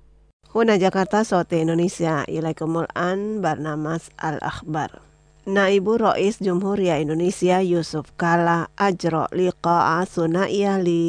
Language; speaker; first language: Arabic; non-native, fluent; Indonesian